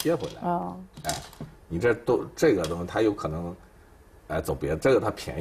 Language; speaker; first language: Chinese; native; Chinese